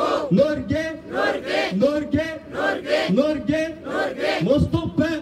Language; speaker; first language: Norwegian; non-native, learner; Oromo